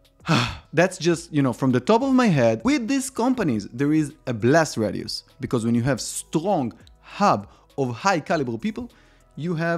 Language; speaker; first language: English; non-native, fluent; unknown